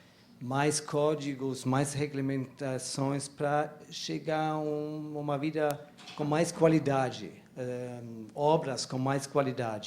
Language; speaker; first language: Portuguese; non-native, learner; German